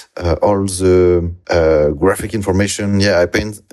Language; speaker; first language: English; non-native, learner; French